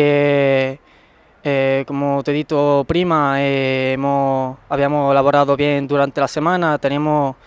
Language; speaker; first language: Italian; non-native, learner; Spanish